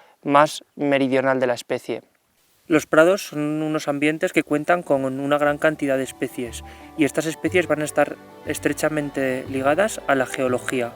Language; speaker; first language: Spanish; native; Spanish